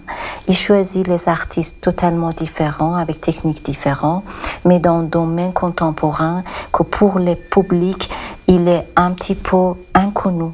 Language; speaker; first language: French; non-native, learner; Persian